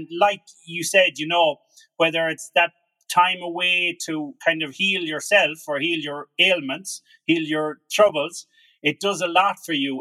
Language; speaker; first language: English; native; English